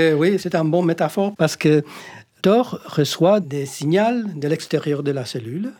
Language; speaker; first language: French; non-native, fluent; English